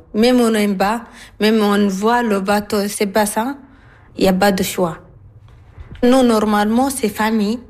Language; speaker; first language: French; non-native, learner; Arabic